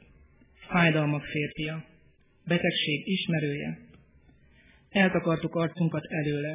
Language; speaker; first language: Hungarian; native; Hungarian